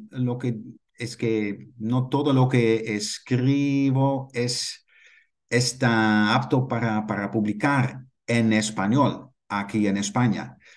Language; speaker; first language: Spanish; non-native, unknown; Dutch